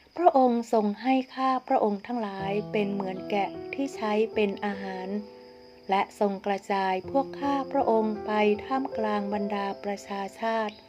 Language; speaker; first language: Thai; native; Thai